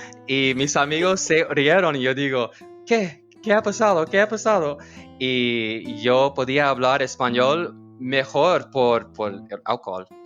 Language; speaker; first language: Spanish; non-native, fluent; English